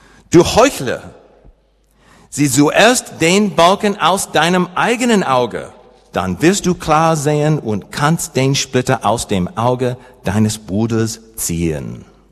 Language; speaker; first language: German; non-native, learner; English